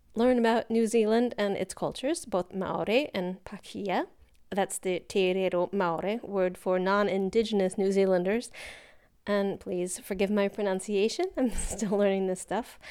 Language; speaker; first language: English; native; English